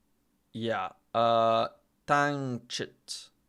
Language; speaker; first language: Polish; non-native, learner; English